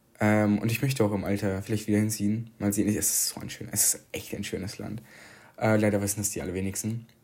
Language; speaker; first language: German; early bilingual, other home language; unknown